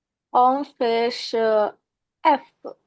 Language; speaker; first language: Chinese; non-native, learner; Indonesian